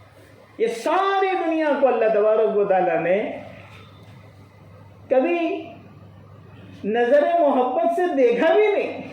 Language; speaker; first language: Urdu; native; Urdu